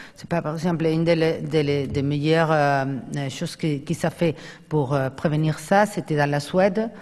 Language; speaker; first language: French; non-native, fluent; Spanish